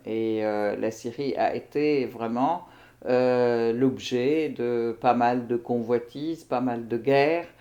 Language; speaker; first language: French; non-native, fluent; Arabic